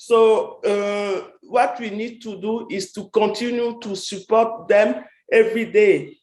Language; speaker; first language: English; non-native, fluent; French